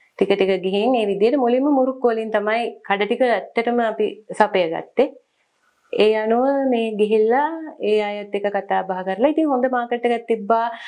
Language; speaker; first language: Sinhala; native; Sinhala